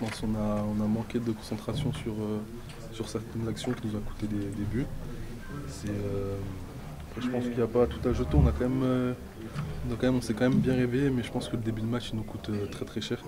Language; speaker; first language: French; native; French